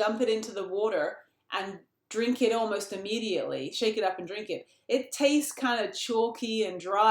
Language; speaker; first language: English; native; English